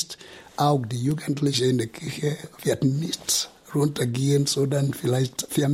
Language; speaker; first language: German; non-native, fluent; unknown